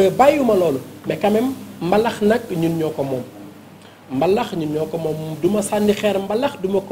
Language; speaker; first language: Wolof; non-native, local second language; Fula